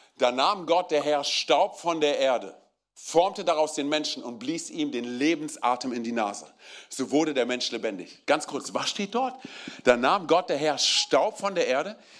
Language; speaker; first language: German; early bilingual, other home language; Romanian